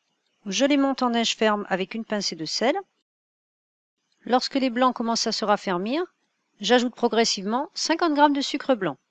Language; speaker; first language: French; native; French